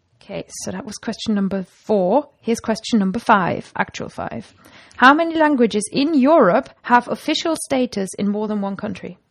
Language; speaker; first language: English; non-native, fluent; German